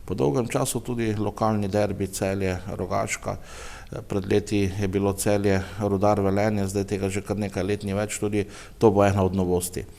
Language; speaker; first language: Slovenian; native; Slovenian